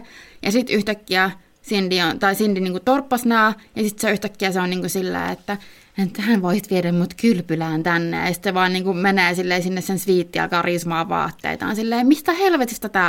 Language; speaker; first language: Finnish; native; Finnish